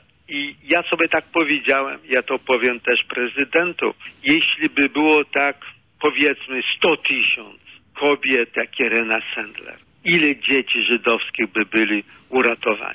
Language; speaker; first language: Polish; early bilingual, heritage; Polish